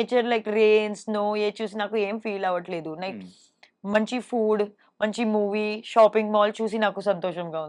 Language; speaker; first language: Telugu; non-native, fluent; Hindi